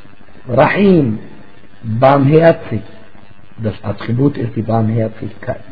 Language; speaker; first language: German; non-native, fluent; Arabic